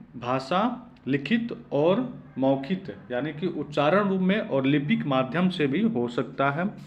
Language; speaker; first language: Hindi; native; Hindi